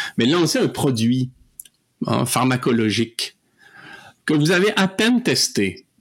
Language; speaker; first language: French; native; French